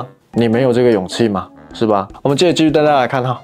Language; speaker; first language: Chinese; native; Chinese